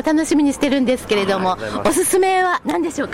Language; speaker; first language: Japanese; native; Japanese